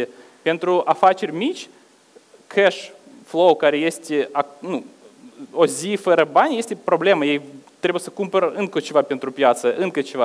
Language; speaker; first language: Romanian; non-native, local second language; Russian